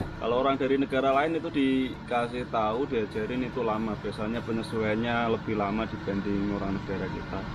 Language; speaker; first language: Indonesian; non-native, local second language; Javanese